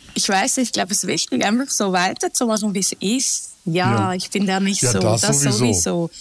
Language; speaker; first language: German; early bilingual, other home language; Turkish